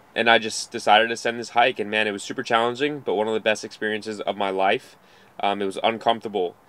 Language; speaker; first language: English; native; English